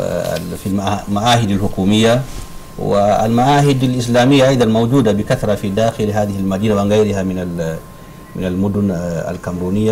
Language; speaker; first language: Arabic; non-native, fluent; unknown